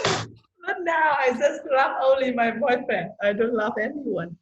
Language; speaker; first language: English; non-native, learner; Vietnamese